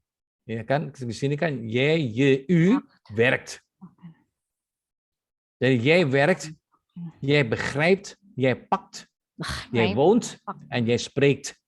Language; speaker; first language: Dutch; non-native, fluent; Indonesian